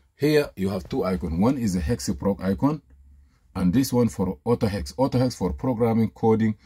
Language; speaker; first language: English; non-native, fluent; Arabic